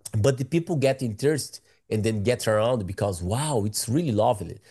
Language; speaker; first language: English; non-native, learner; Portuguese